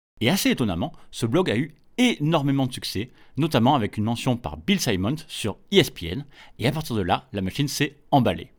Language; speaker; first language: French; native; French